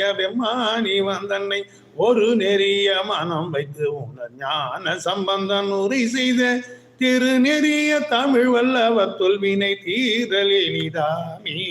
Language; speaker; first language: Tamil; native; Tamil